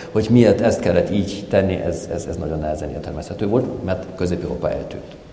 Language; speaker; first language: Hungarian; non-native, fluent; German